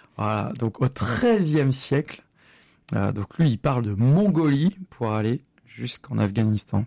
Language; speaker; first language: French; native; French